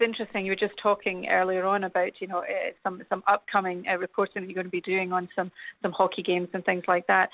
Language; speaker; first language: English; native; English